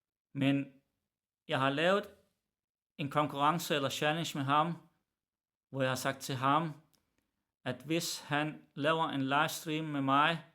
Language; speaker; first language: Danish; early bilingual, other home language; Arabic